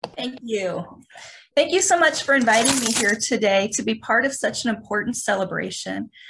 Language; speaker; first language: English; native; English